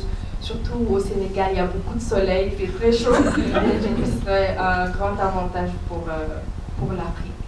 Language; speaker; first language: French; non-native, local second language; Wolof